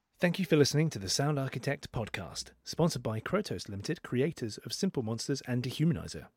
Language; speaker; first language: English; native; English